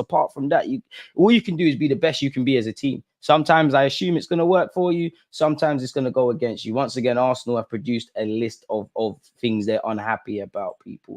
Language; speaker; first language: English; native; English